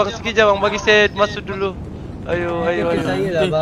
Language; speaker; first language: Malay; native; Malay